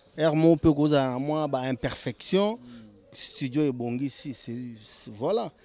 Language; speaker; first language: French; non-native, local second language; Lingala